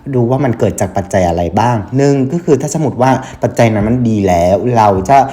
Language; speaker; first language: Thai; non-native, fluent; Vietnamese